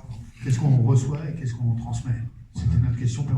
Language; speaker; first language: French; native; French